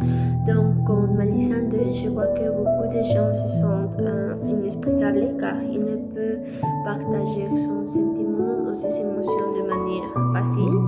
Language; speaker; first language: French; non-native, learner; Spanish